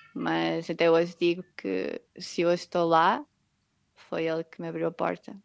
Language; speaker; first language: Portuguese; native; Portuguese